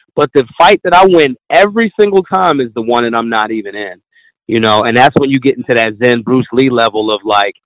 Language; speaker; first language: English; native; English